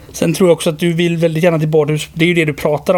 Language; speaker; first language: Swedish; native; Swedish